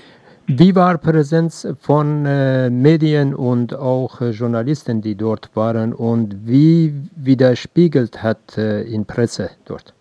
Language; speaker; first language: German; non-native, learner; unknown